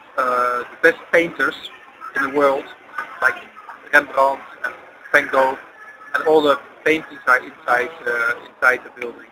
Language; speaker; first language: English; non-native, learner; Dutch